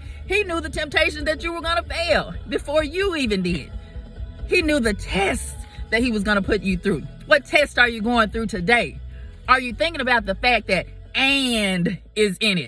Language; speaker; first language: English; native; English